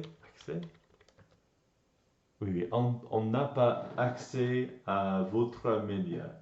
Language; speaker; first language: French; non-native, learner; English